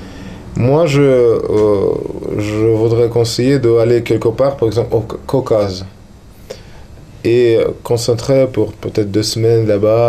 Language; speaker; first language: French; non-native, learner; Russian